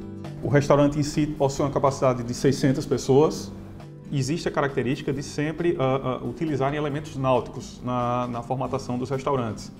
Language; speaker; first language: Portuguese; native; Portuguese